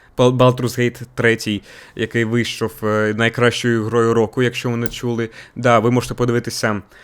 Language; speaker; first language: Ukrainian; non-native, local second language; Russian